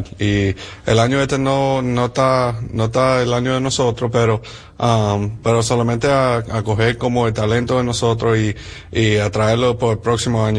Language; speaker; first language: Spanish; early bilingual, heritage; English